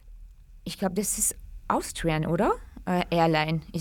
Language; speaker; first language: German; early bilingual, other home language; Central Kurdish